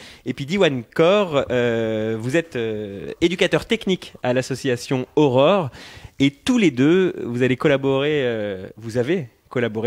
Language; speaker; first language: French; native; French